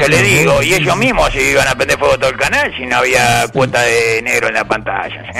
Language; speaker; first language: Spanish; native; Spanish